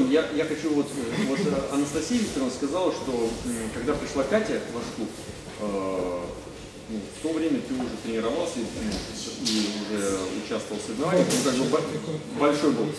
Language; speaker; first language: Russian; native; Russian